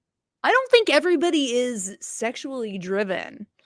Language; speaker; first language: English; native; English